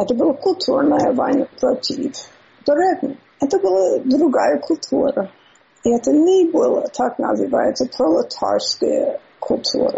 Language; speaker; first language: Russian; non-native, learner; English